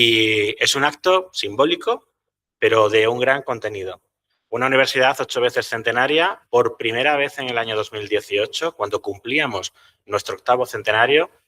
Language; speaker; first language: Spanish; native; Spanish